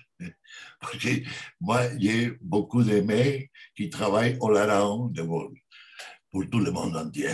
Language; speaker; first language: French; non-native, learner; Spanish